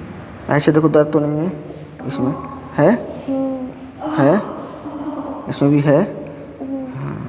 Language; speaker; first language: Hindi; native; Hindi